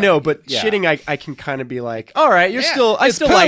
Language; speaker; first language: English; native; English